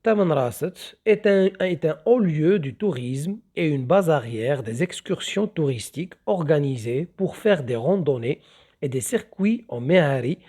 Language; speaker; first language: French; non-native, local second language; Arabic